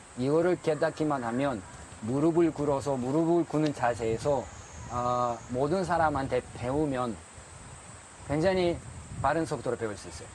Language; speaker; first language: Korean; non-native, fluent; Russian